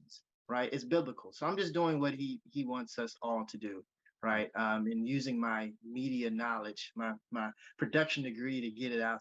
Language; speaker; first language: English; native; English